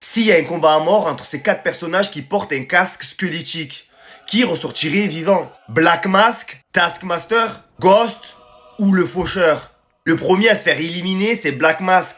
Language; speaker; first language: French; native; French